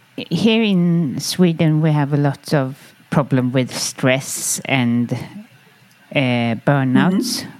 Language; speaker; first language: English; non-native, fluent; Swedish